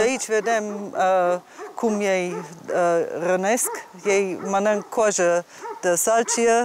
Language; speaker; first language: Romanian; non-native, fluent; German